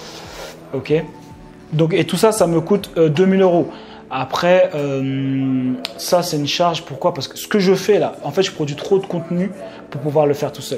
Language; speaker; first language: French; native; French